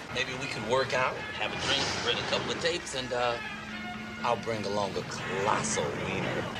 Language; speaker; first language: English; native; English